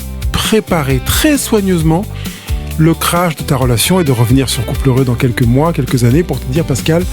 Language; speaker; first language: French; native; French